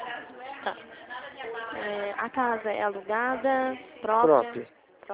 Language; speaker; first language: Portuguese; native; Portuguese